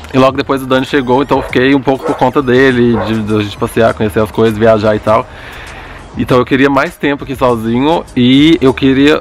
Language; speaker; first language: Portuguese; early bilingual, other home language; English